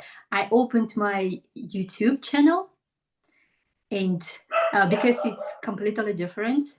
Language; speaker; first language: English; non-native, fluent; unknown